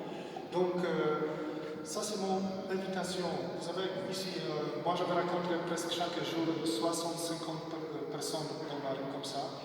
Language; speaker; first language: French; non-native, learner; Polish